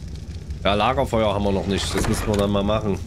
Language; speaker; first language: German; native; German